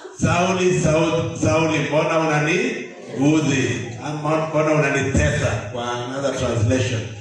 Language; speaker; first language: Swahili; non-native, local second language; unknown